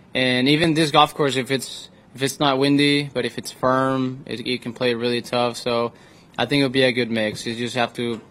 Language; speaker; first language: English; non-native, fluent; Spanish